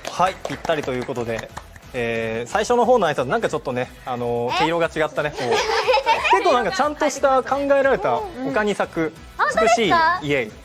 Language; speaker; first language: Japanese; native; Japanese